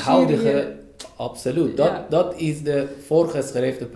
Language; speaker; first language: Dutch; non-native, fluent; Persian